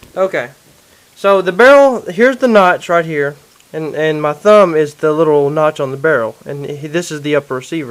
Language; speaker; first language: English; native; English